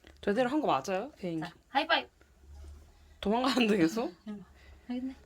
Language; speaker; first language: Korean; native; Korean